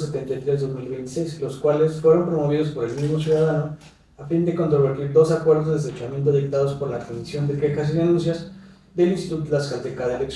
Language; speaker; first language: Spanish; native; Spanish